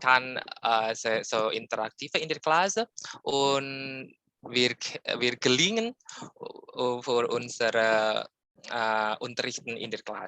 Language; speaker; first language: German; non-native, learner; Indonesian